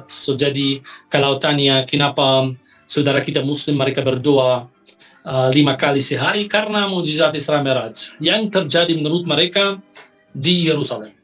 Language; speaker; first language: Indonesian; non-native, fluent; Arabic